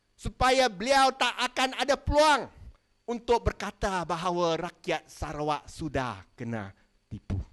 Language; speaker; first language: Malay; non-native, local second language; Chinese